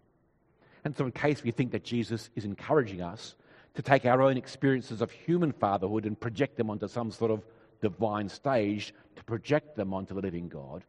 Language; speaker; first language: English; native; English